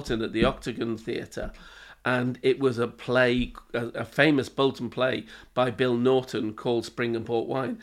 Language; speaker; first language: English; native; English